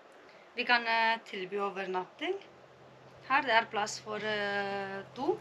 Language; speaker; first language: Norwegian; non-native, fluent; Romanian